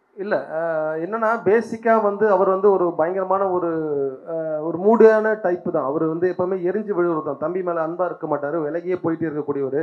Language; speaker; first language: Tamil; native; Tamil